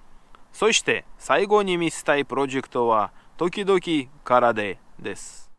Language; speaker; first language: Japanese; non-native, learner; Russian